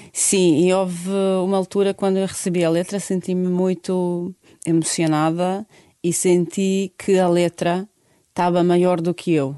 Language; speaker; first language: Portuguese; non-native, fluent; Bosnian